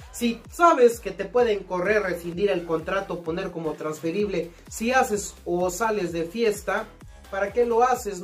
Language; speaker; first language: Spanish; native; Spanish